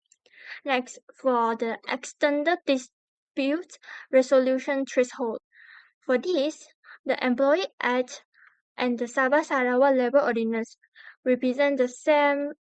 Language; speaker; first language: English; non-native, learner; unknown